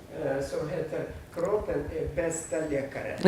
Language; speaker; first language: Swedish; non-native, fluent; Russian